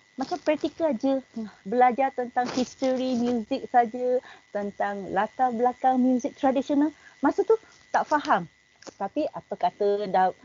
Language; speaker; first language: Malay; non-native, local second language; Chinese